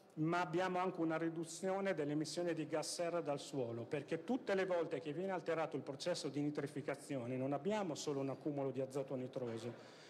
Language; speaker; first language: Italian; native; Italian